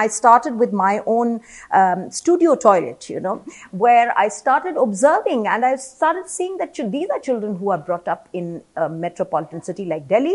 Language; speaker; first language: English; non-native, local second language; Malayalam